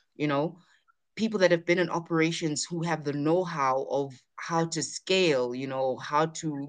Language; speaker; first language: English; non-native, local second language; Zulu